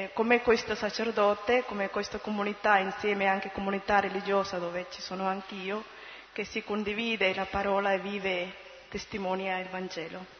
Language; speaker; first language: Italian; non-native, fluent; Malayalam